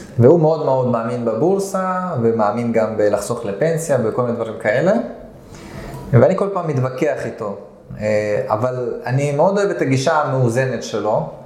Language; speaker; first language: Hebrew; early bilingual, other home language; Russian